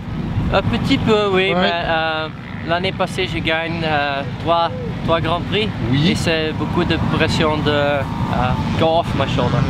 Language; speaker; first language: French; non-native, learner; Dutch